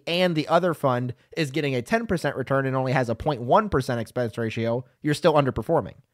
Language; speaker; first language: English; native; English